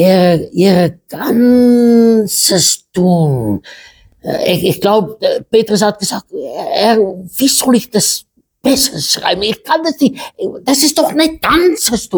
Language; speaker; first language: German; non-native, fluent; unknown